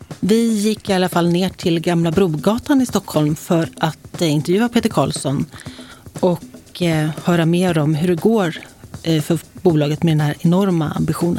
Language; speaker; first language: Swedish; native; Swedish